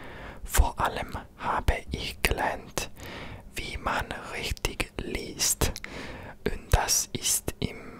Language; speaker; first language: German; non-native, learner; English